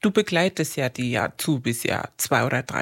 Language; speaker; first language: German; non-native, fluent; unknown